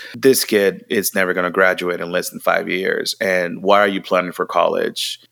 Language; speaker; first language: English; non-native, fluent; Spanish